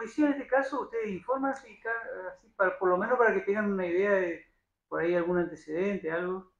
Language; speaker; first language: Spanish; native; Spanish